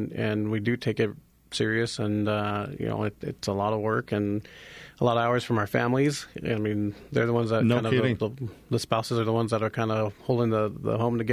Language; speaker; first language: English; native; English